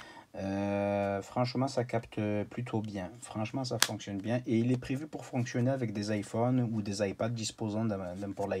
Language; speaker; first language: French; native; French